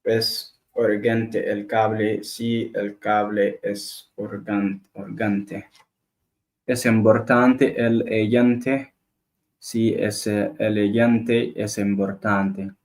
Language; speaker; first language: Spanish; non-native, learner; Arabic